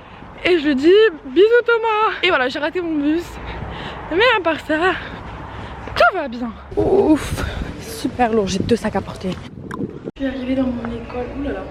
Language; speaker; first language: French; native; French